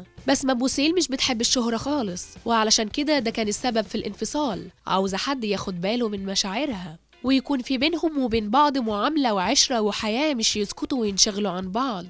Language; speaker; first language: Arabic; native; Arabic